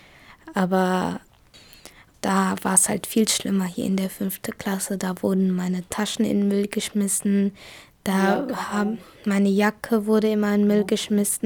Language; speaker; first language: German; early bilingual, other home language; Kurdish